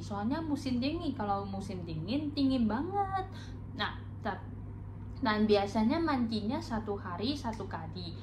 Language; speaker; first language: Indonesian; non-native, learner; Chinese